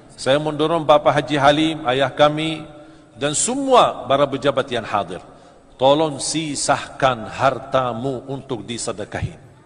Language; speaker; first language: Malay; non-native, fluent; Arabic